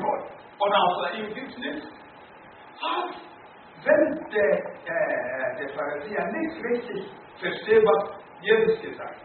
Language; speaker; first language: German; non-native, learner; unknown